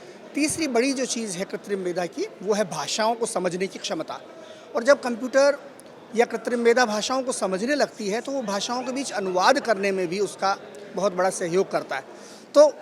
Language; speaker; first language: Hindi; native; Hindi